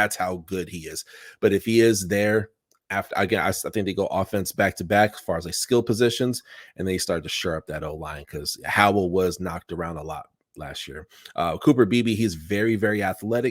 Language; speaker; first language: English; native; English